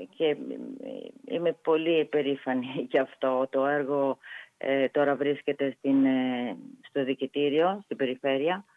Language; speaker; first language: Greek; non-native, fluent; Italian